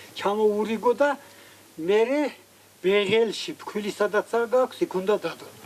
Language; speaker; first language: Georgian; non-native, local second language; Svan